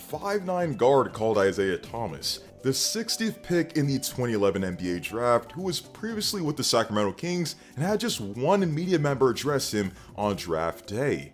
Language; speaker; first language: English; native; English